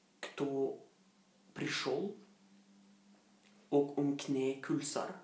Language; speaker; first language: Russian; non-native, fluent; Norwegian